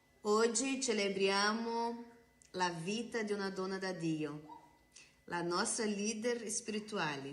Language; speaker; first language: Italian; non-native, fluent; Portuguese